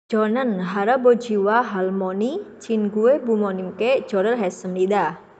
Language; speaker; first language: Korean; non-native, fluent; Indonesian